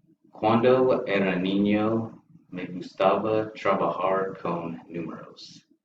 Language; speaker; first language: Spanish; non-native, learner; English